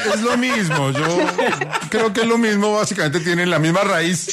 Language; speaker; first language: Spanish; native; Spanish